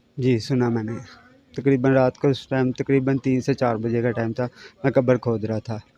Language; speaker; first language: Urdu; non-native, local second language; Punjabi